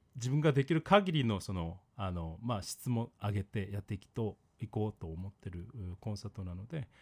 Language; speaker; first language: Japanese; non-native, fluent; Korean